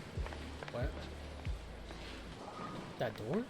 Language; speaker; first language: English; native; English